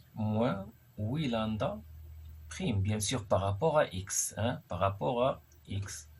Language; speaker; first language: French; non-native, local second language; Arabic